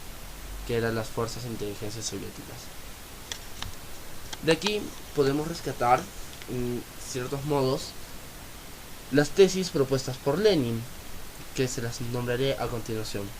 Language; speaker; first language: Spanish; native; Spanish